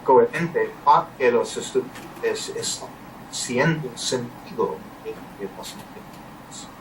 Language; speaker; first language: Spanish; non-native, learner; English